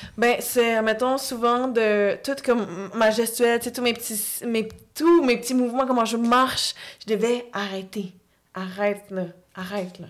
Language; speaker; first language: French; native; French